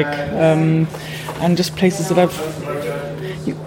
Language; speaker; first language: English; native; English